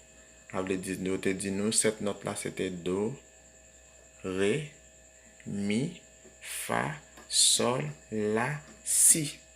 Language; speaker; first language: French; non-native, learner; Haitian Creole